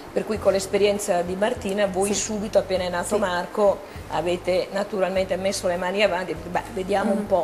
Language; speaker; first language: Italian; native; Italian